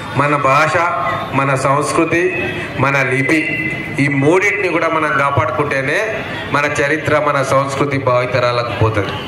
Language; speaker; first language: Telugu; non-native, local second language; Lambadi